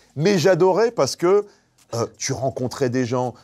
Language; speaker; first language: French; native; French